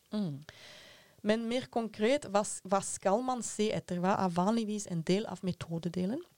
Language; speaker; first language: Norwegian; non-native, fluent; Dutch